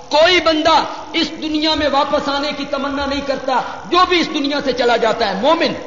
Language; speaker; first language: Urdu; non-native, local second language; Punjabi